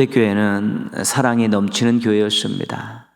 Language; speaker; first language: Korean; native; Korean